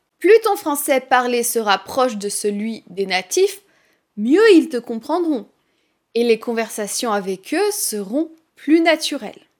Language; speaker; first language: French; native; French